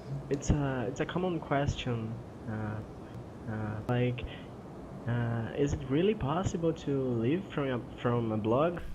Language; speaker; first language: English; non-native, fluent; Portuguese